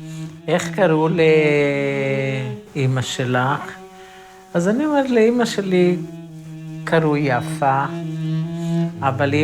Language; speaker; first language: Hebrew; early bilingual, other home language; Romany